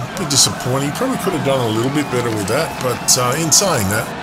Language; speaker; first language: English; native; English